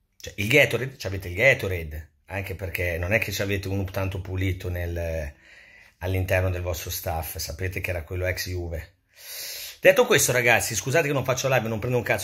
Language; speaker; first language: Italian; native; Italian